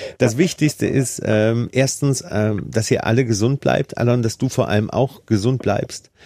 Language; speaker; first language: German; native; German